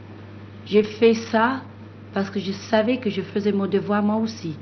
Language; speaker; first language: French; non-native, fluent; English